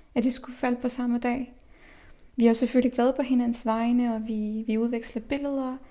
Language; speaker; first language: Danish; early bilingual, other home language; Persian